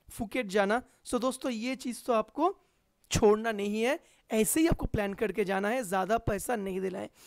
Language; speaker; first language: Hindi; non-native, local second language; Bangla